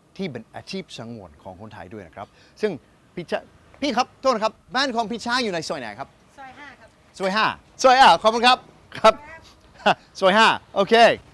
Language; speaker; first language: Thai; non-native, fluent; English